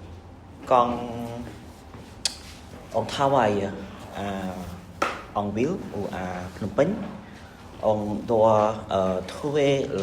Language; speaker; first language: French; non-native, learner; Khmer